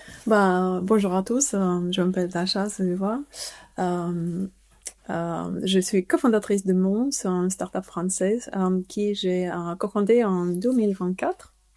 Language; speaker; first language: French; non-native, fluent; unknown